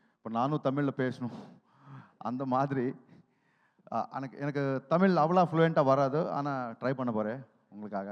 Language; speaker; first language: Tamil; non-native, learner; Telugu